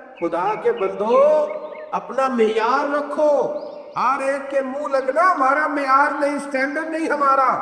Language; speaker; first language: Urdu; non-native, local second language; Punjabi